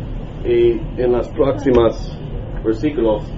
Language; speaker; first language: Spanish; non-native, learner; English